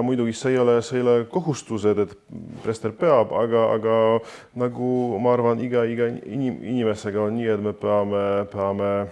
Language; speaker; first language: Estonian; non-native, fluent; Polish